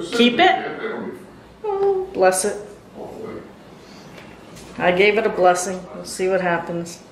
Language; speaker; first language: English; native; English